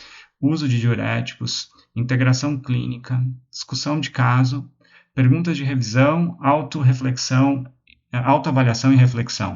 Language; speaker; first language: Portuguese; native; Portuguese